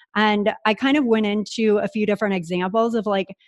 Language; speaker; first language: English; native; English